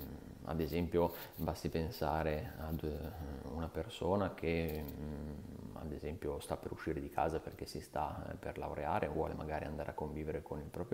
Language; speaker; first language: Italian; native; Italian